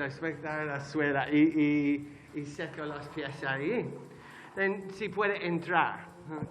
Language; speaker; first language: Spanish; non-native, learner; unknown